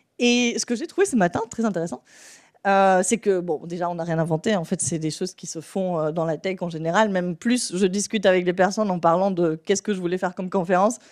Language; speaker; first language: French; non-native, fluent; Spanish